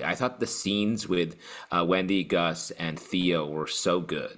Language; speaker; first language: English; native; English